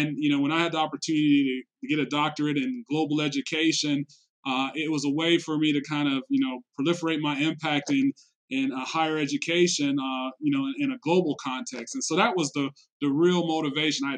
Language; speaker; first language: English; native; English